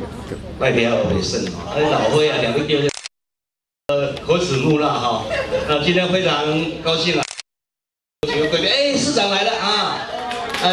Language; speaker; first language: Chinese; native; Chinese